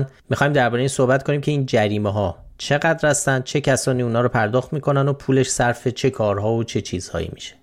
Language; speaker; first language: Persian; native; Persian